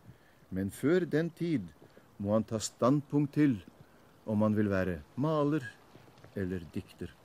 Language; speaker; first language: Norwegian; native; Norwegian